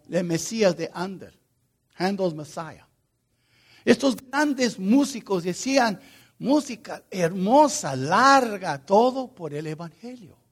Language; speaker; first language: Spanish; non-native, fluent; Portuguese